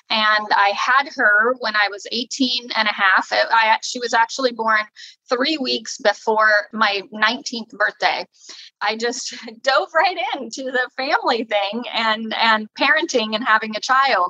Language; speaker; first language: English; native; English